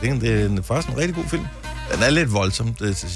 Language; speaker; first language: Danish; native; Danish